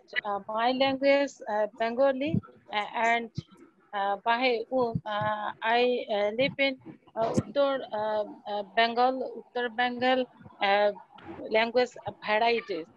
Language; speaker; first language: English; non-native, learner; Bangla